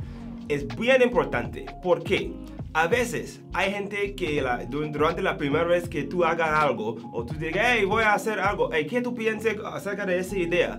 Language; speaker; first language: Spanish; non-native, learner; English